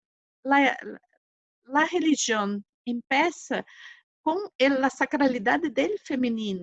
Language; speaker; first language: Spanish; non-native, fluent; Portuguese